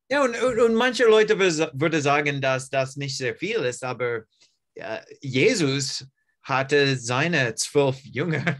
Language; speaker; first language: German; non-native, learner; English